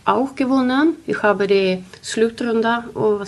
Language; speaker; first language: German; non-native, learner; Swedish